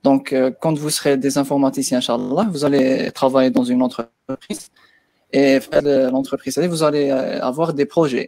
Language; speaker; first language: French; non-native, local second language; Arabic